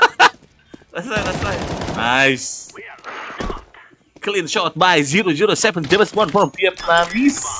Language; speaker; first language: English; non-native, learner; Sundanese